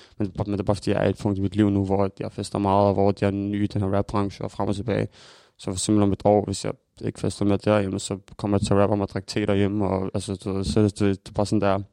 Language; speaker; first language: Danish; early bilingual, other home language; Albanian